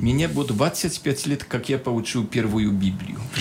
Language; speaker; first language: Russian; non-native, fluent; Polish